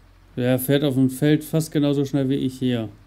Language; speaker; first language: German; native; German